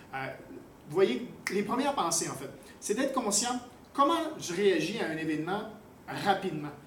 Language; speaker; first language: French; native; French